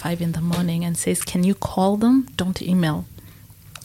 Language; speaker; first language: English; non-native, local second language; Meru